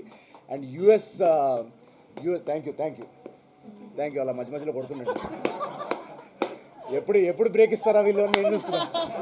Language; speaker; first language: Telugu; native; Telugu